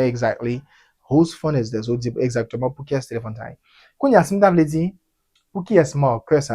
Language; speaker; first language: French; non-native, learner; Haitian Creole